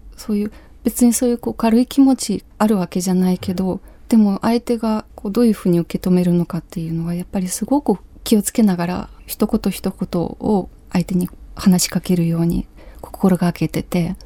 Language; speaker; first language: Japanese; non-native, fluent; Ukrainian